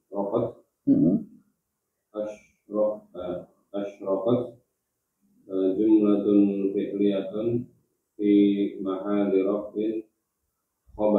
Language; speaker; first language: Arabic; non-native, learner; Indonesian